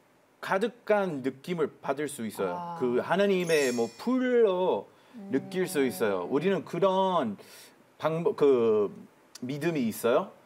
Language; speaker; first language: Korean; non-native, fluent; Hebrew